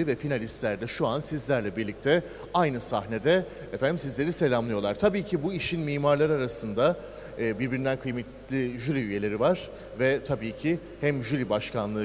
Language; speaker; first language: Turkish; native; Turkish